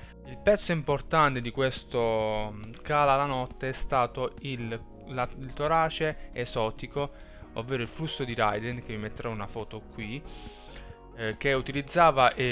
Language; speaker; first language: Italian; native; Italian